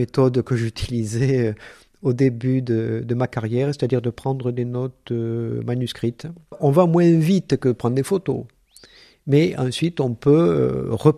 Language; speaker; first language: French; native; French